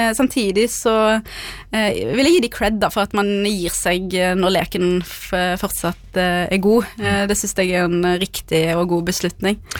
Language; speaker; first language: Norwegian; early bilingual, other home language; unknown